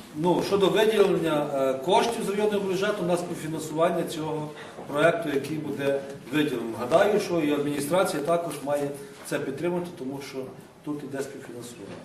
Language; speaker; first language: Ukrainian; native; Ukrainian